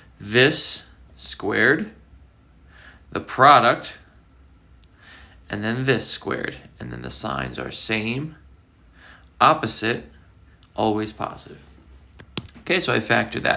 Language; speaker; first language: English; native; English